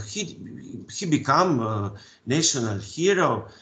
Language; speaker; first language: English; non-native, fluent; Slovenian